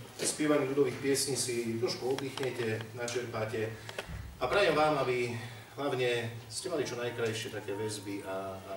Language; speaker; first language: Slovak; native; Slovak